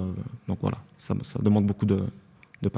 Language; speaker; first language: French; native; French